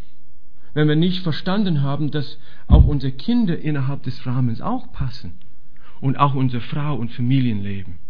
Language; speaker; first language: German; non-native, fluent; English